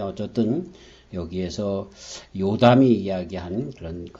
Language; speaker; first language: Korean; native; Korean